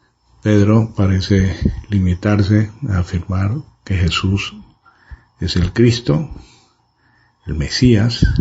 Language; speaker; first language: Spanish; native; Spanish